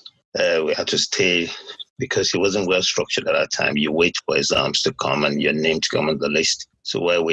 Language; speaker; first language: English; non-native, local second language; Yoruba